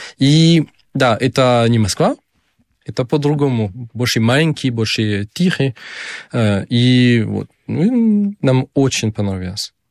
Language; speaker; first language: Russian; non-native, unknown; French